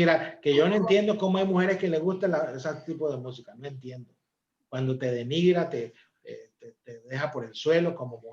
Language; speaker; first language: Spanish; native; Spanish